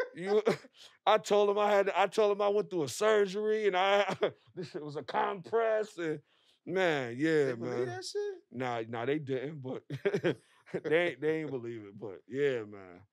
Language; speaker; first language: English; native; English